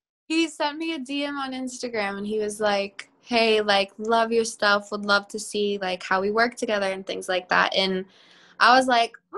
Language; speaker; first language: English; native; English